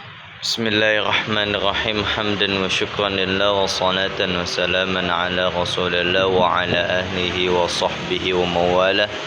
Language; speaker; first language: Arabic; non-native, fluent; Indonesian